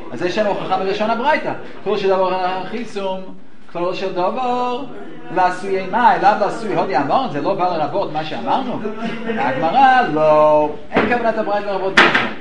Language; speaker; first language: Hebrew; non-native, fluent; English